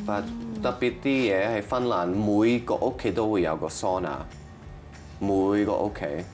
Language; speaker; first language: Cantonese; non-native, local second language; French